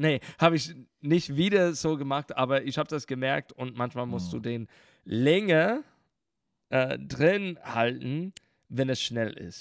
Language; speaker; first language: German; non-native, learner; English